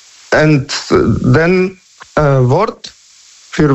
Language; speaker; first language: German; non-native, learner; Polish